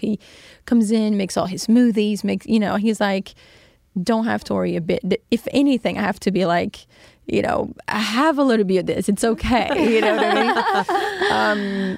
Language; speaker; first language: English; non-native, fluent; Portuguese